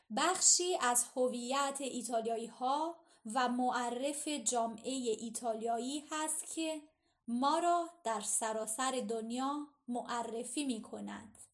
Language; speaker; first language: Persian; non-native, fluent; Italian